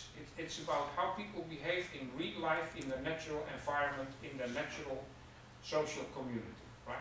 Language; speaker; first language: English; non-native, fluent; Dutch